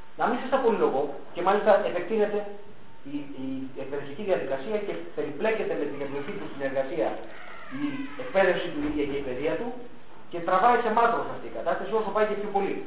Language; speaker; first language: Greek; early bilingual, heritage; Greek